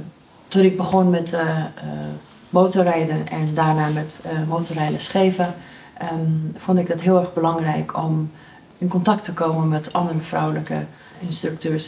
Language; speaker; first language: Dutch; early bilingual, other home language; Persian